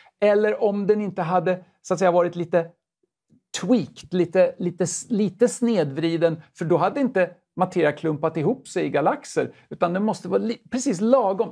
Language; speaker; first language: Swedish; native; Swedish